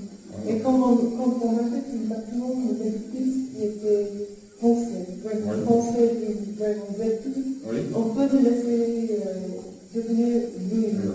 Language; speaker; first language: French; non-native, fluent; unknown